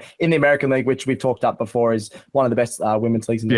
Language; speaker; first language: English; native; English